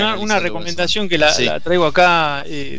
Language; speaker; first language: Spanish; native; Spanish